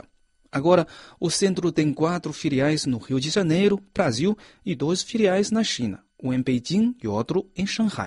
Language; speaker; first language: Portuguese; non-native, fluent; Chinese